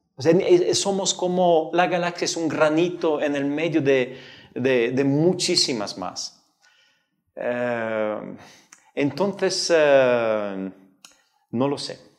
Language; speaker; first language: Spanish; non-native, fluent; Italian